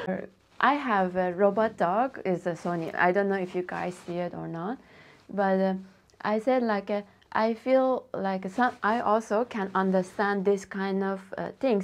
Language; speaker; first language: English; non-native, learner; Japanese